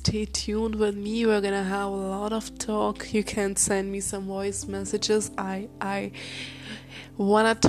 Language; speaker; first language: English; non-native, local second language; Hindi